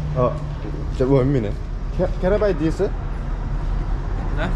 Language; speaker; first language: English; non-native, learner; Korean